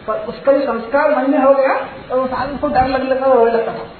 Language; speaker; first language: Hindi; non-native, local second language; Marathi